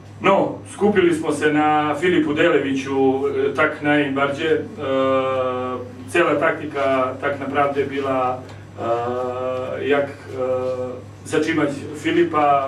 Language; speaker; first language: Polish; non-native, learner; Serbian